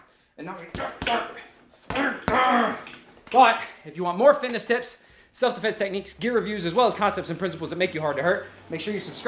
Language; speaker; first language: English; native; English